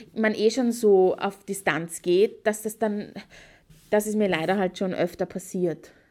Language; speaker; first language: German; native; German